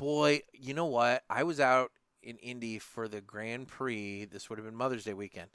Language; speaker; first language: English; native; English